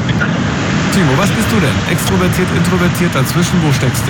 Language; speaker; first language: German; native; German